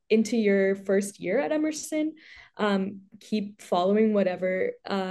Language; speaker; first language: English; native; English